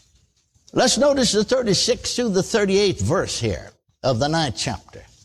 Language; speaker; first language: English; native; English